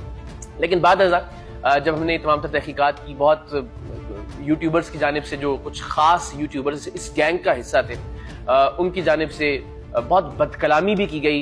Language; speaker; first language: Urdu; native; Urdu